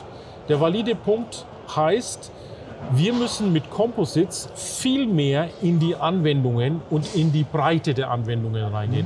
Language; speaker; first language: German; native; German